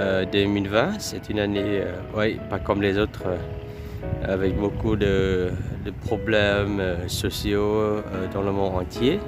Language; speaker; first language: French; non-native, fluent; Vietnamese